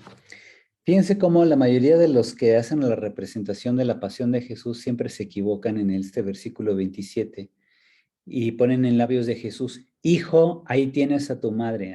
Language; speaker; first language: Spanish; native; Spanish